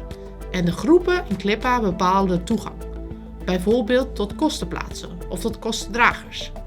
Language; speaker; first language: Dutch; native; Dutch